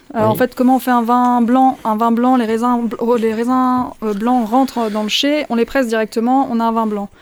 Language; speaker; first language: French; native; French